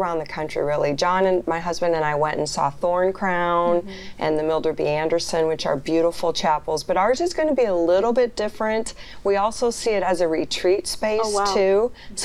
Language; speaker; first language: English; native; English